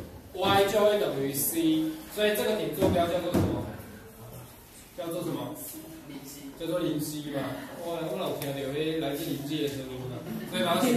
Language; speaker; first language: Chinese; native; Chinese